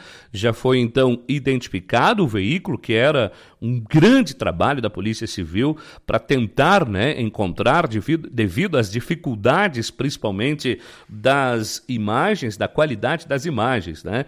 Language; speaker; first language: Portuguese; native; Portuguese